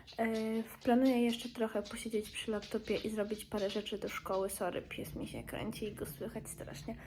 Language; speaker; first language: Polish; early bilingual, heritage; Polish